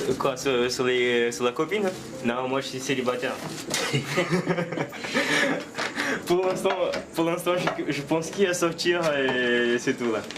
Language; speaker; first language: French; non-native, fluent; Portuguese